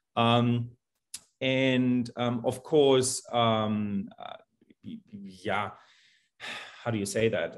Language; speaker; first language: English; non-native, fluent; German